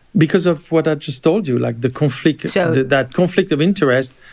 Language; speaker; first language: English; non-native, fluent; French